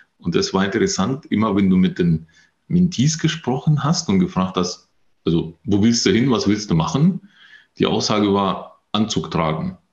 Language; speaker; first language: German; early bilingual, other home language; Russian